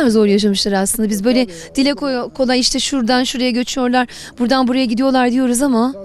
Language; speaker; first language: Turkish; native; Turkish